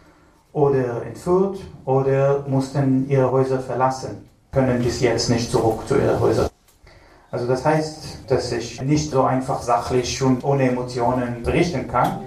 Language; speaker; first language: German; non-native, fluent; Hebrew